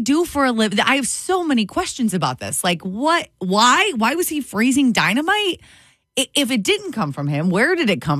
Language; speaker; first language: English; native; English